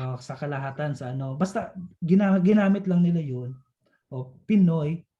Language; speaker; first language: Filipino; non-native, local second language; Bikol